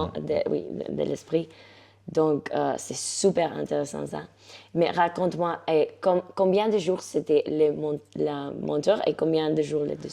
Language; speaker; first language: French; non-native, fluent; Spanish